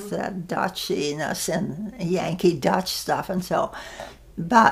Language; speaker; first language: English; non-native, fluent; Dutch